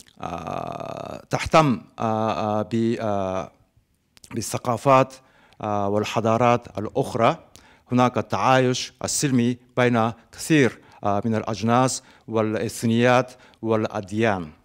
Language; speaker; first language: Arabic; non-native, fluent; Japanese